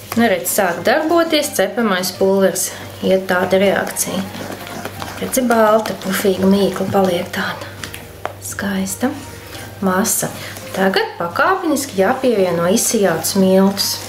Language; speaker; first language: Latvian; non-native, local second language; Russian